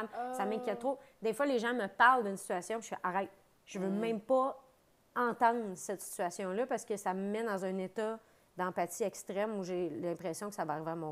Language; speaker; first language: French; native; French